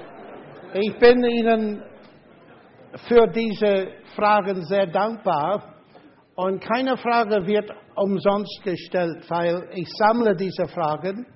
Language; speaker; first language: German; non-native, fluent; English